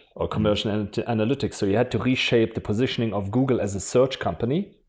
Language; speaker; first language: English; non-native, fluent; German